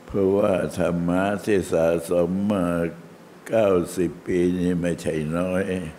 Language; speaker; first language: Thai; native; Thai